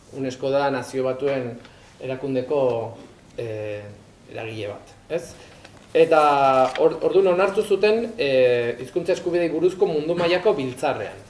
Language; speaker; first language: Basque; native; Basque